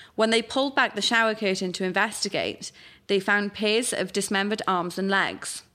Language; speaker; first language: English; native; English